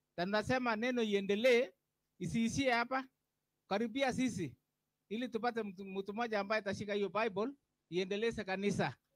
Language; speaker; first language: Swahili; non-native, local second language; Kalenjin